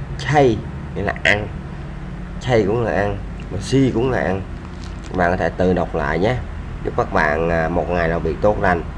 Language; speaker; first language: Vietnamese; non-native, local second language; Khmer